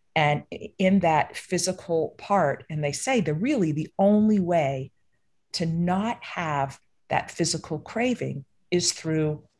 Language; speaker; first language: English; native; English